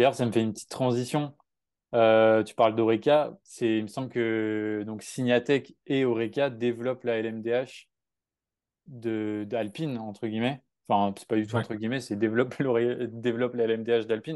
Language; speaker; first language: French; native; French